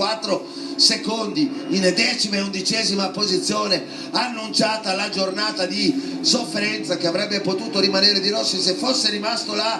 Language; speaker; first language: Italian; native; Italian